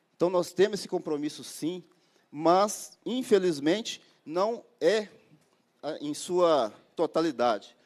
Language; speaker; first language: Portuguese; native; Portuguese